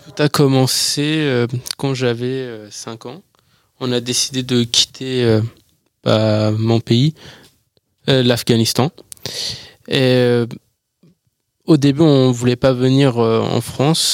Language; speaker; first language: French; early bilingual, other home language; Persian